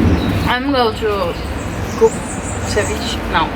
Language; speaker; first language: English; non-native, learner; Portuguese